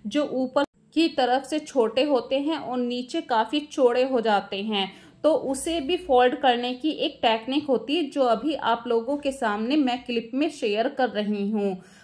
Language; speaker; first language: Hindi; native; Hindi